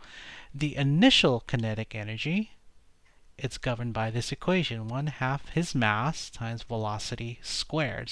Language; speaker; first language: English; native; English